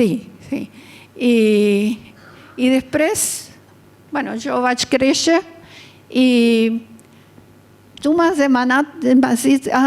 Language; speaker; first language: Catalan; early bilingual, heritage; Catalan